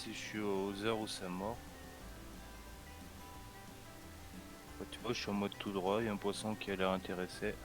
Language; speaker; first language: French; native; French